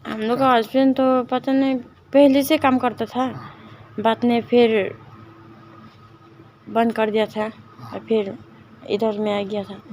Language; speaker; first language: Hindi; non-native, local second language; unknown